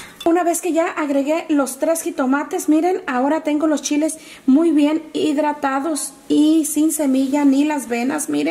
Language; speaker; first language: Spanish; native; Spanish